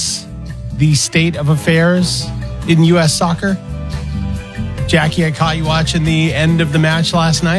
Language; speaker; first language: English; native; English